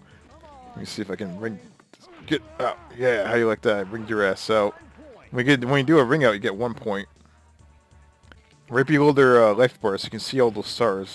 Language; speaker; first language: English; native; English